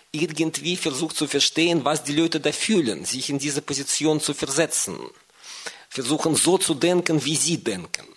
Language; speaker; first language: German; non-native, fluent; Russian